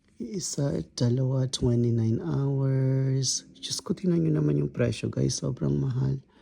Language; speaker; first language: Filipino; non-native, local second language; Kinaray-a